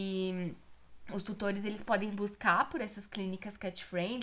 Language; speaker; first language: Portuguese; native; Portuguese